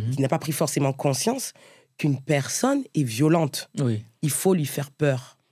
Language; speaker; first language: French; native; French